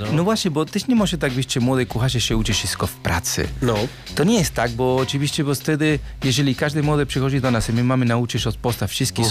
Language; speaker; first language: Polish; non-native, learner; Spanish